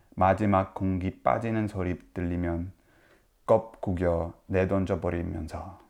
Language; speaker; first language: Korean; non-native, fluent; Dutch